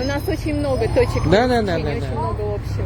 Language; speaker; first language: Russian; native; Russian